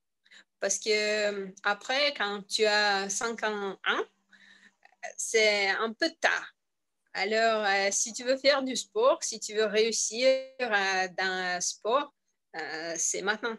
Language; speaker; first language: French; non-native, learner; Russian